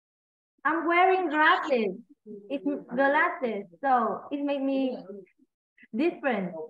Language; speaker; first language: English; non-native, learner; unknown